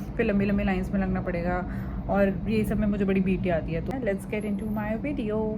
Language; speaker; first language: Hindi; native; Hindi